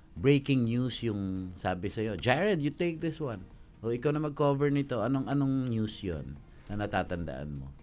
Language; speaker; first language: Filipino; native; Filipino